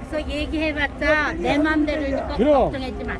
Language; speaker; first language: Korean; native; Korean